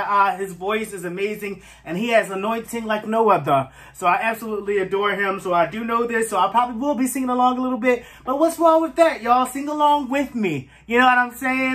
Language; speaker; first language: English; native; English